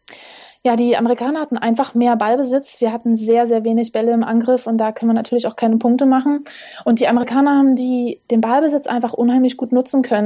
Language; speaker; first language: German; native; German